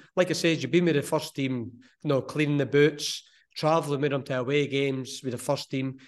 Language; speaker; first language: English; native; English